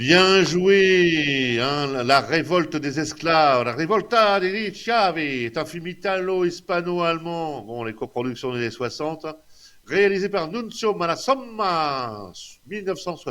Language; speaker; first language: French; native; French